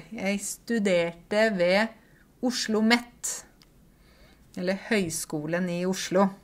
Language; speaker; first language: Norwegian; native; Norwegian